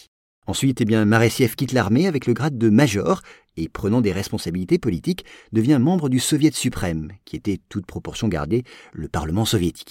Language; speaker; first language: French; native; French